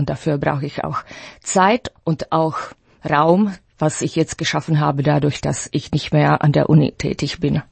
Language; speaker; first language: German; non-native, fluent; Slovak